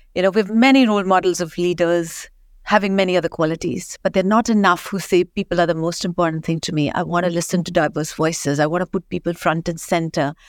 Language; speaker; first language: English; non-native, local second language; Marathi